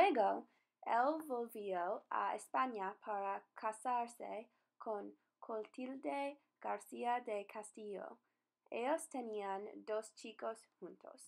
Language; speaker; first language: Spanish; non-native, learner; English